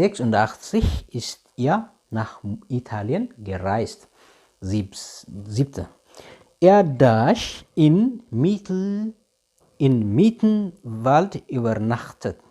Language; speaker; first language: German; non-native, fluent; Tigrinya